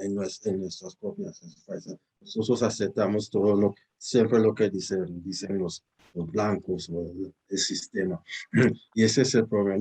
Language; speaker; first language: Spanish; non-native, fluent; English